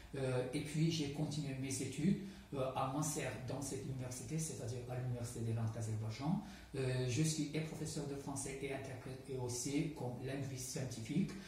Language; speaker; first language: French; non-native, fluent; Azerbaijani